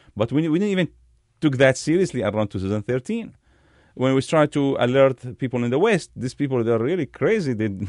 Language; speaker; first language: English; non-native, fluent; Arabic